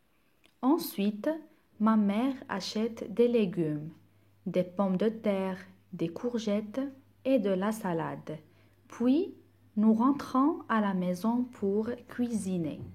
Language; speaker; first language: French; non-native, local second language; Arabic